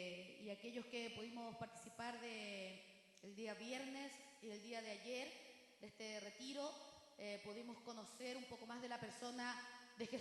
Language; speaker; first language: Spanish; native; Spanish